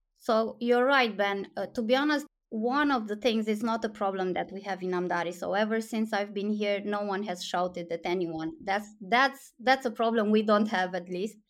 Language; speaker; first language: English; non-native, fluent; Romanian